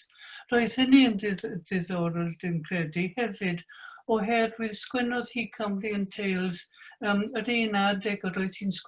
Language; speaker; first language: Welsh; non-native, fluent; English